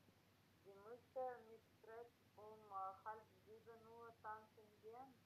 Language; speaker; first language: German; non-native, learner; Macedonian